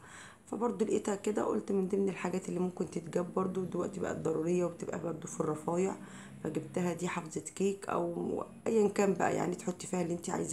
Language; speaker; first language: Arabic; native; Arabic